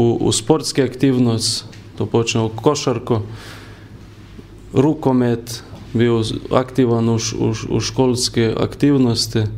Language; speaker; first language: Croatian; non-native, learner; Lithuanian